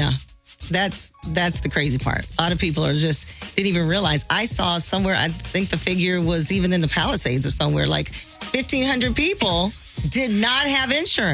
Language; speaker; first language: English; native; English